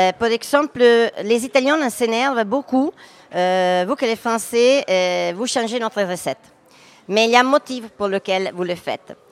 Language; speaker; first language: French; non-native, fluent; Italian